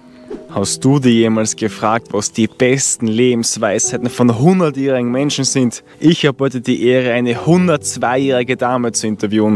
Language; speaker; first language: German; native; German